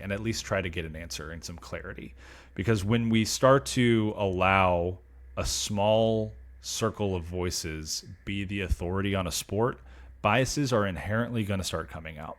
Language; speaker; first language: English; native; English